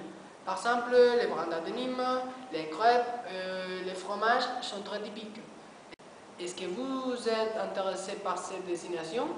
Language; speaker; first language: French; non-native, learner; Spanish